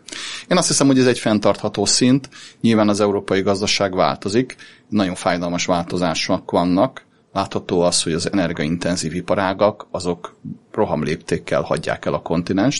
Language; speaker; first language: Hungarian; native; Hungarian